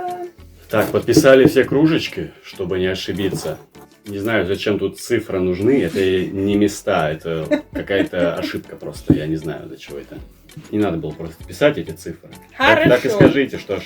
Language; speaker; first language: Russian; native; Russian